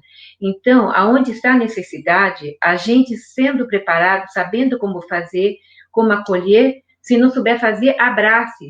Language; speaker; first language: Portuguese; native; Portuguese